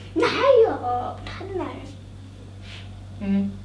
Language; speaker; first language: Chinese; early bilingual, heritage; Chinese